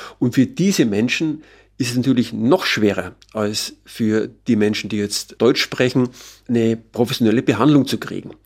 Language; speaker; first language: German; native; German